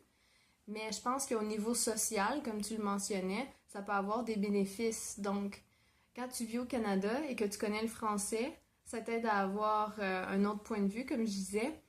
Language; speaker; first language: French; native; French